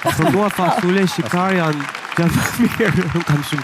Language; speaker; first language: Albanian; non-native, learner; English